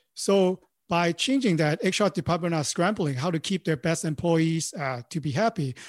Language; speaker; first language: English; non-native, local second language; Cantonese